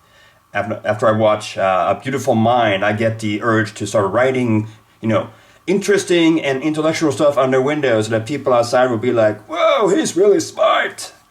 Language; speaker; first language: English; non-native, fluent; Swedish